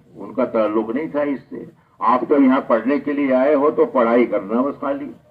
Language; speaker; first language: Urdu; native; Urdu